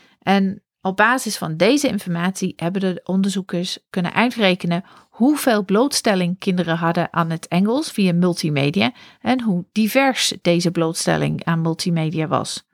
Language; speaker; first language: Dutch; non-native, fluent; English